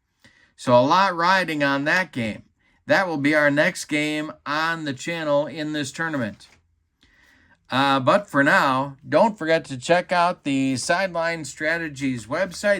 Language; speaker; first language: English; native; English